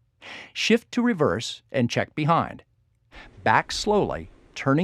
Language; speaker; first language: English; native; English